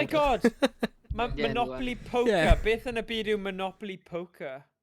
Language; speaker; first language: Welsh; native; Welsh